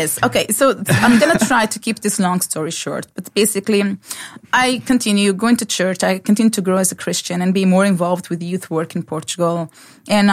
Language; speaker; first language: English; non-native, fluent; Portuguese